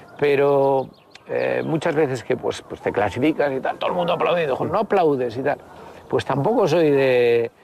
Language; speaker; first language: Spanish; native; Spanish